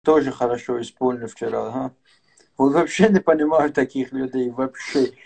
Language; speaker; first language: Russian; native; Russian